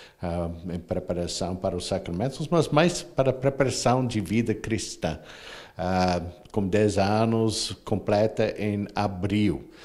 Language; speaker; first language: Portuguese; non-native, fluent; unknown